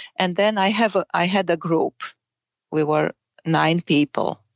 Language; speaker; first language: English; non-native, fluent; Romanian